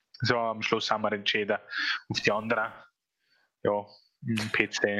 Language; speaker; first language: German; non-native, fluent; Italian